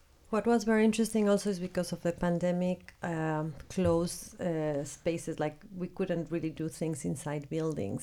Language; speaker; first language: English; non-native, fluent; Spanish